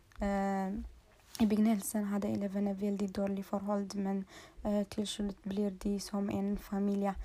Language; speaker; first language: Swedish; non-native, learner; Norwegian